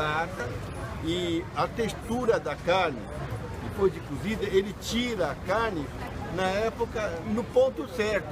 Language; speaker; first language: Portuguese; early bilingual, other home language; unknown